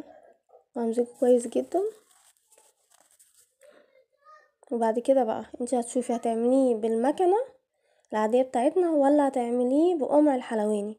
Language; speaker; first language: Arabic; native; Arabic